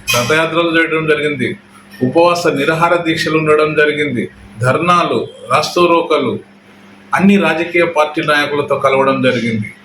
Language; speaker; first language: Telugu; non-native, local second language; Lambadi